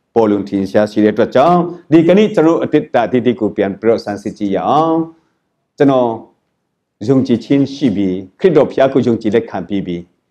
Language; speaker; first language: Burmese; non-native, local second language; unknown